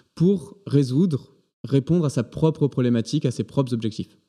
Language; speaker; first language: French; native; French